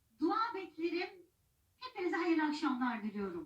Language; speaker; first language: Turkish; native; Turkish